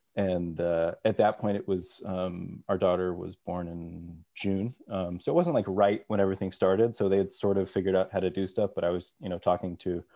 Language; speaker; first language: English; native; English